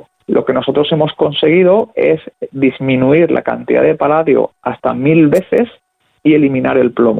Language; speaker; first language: Spanish; native; Spanish